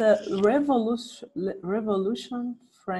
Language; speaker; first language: English; non-native, learner; Portuguese